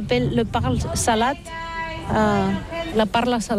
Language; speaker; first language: French; non-native, learner; Catalan